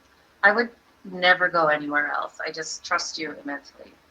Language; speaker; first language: English; native; English